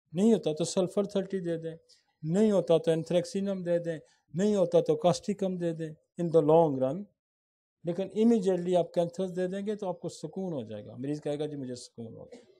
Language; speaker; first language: Urdu; non-native, local second language; Saraiki